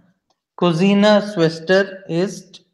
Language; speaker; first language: German; non-native, learner; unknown